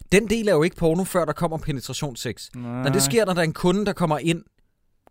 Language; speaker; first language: Danish; native; Danish